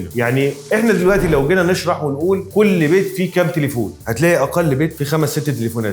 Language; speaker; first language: Arabic; native; Arabic